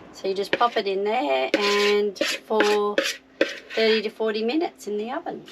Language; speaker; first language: English; native; English